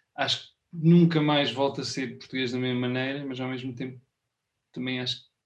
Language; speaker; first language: Portuguese; native; Portuguese